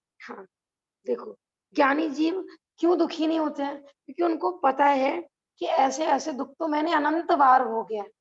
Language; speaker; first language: Hindi; native; Hindi